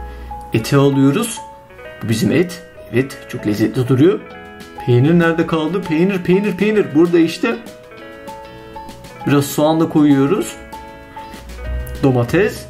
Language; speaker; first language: Turkish; non-native, fluent; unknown